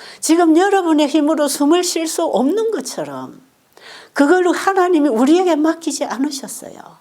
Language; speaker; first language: Korean; native; Korean